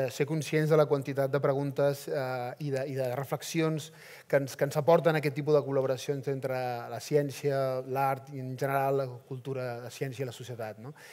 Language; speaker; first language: Catalan; native; Catalan